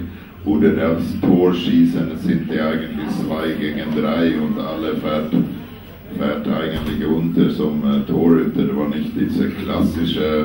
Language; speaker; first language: German; non-native, fluent; Swedish